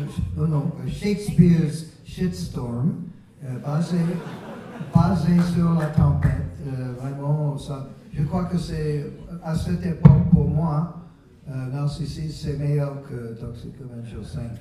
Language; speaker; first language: French; non-native, learner; English